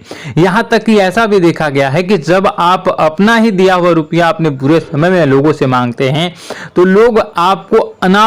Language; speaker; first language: Hindi; native; Hindi